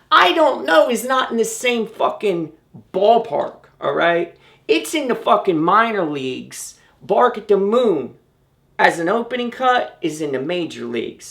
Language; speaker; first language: English; native; English